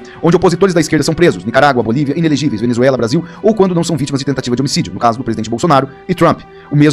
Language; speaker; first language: Portuguese; native; Portuguese